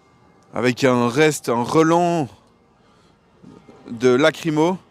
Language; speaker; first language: French; native; French